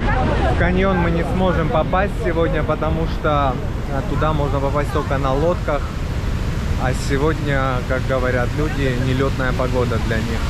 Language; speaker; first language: Russian; native; Russian